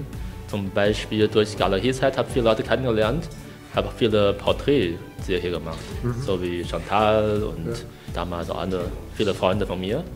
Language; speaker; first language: German; non-native, learner; Chinese